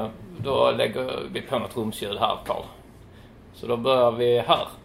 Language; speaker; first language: Swedish; native; Swedish